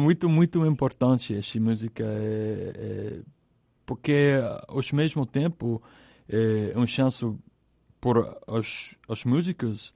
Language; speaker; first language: Portuguese; non-native, learner; English